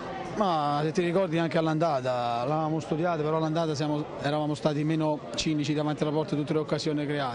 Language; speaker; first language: Italian; native; Italian